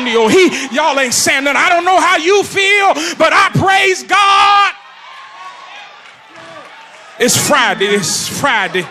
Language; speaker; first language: English; native; English